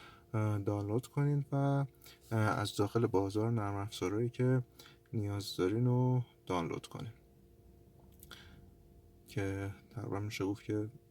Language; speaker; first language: Persian; native; Persian